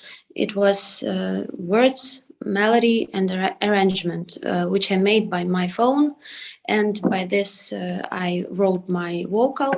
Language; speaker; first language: English; non-native, learner; Ukrainian